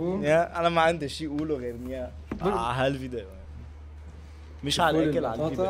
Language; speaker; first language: Arabic; native; Arabic